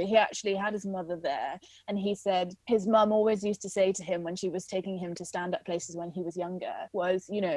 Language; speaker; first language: English; native; English